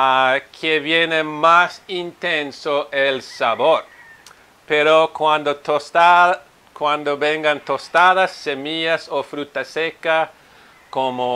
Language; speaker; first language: Spanish; non-native, fluent; Italian